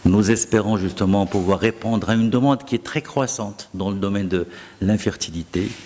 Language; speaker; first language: French; non-native, local second language; Arabic